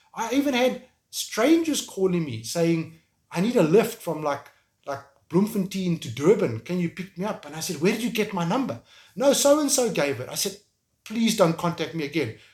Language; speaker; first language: English; native; English